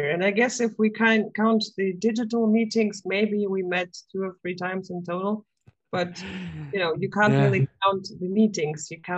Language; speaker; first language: English; non-native, fluent; Russian